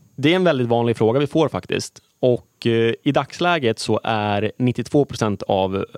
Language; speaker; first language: Swedish; native; Swedish